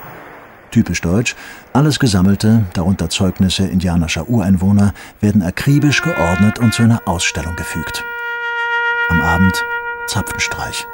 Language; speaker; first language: German; native; German